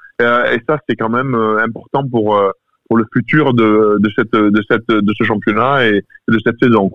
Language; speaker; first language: French; native; French